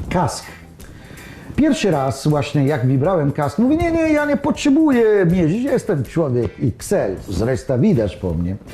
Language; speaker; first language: Polish; non-native, learner; Italian